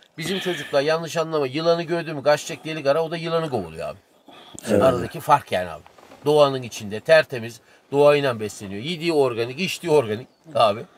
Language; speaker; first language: Turkish; native; Turkish